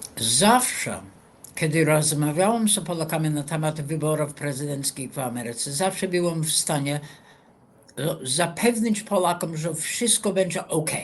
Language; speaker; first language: Polish; non-native, fluent; English